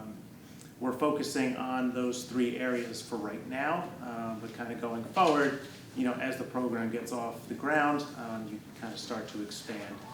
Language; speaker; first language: English; native; English